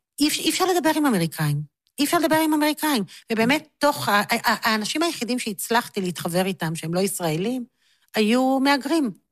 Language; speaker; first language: Hebrew; native; Hebrew